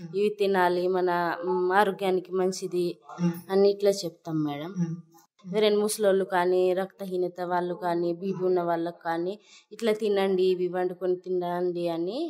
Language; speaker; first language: Telugu; non-native, local second language; Gondi